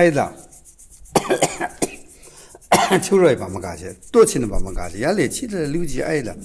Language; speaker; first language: Russian; non-native, learner; Chinese